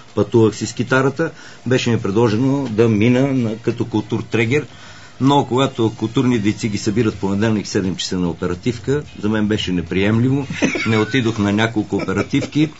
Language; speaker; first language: Bulgarian; native; Bulgarian